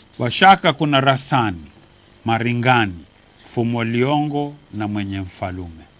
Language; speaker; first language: Swahili; native; Swahili